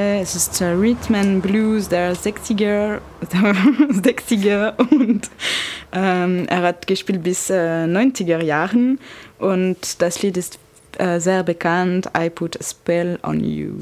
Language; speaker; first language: German; non-native, learner; French